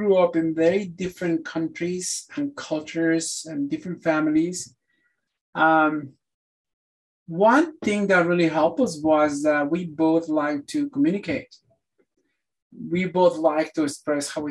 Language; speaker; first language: English; non-native, fluent; Spanish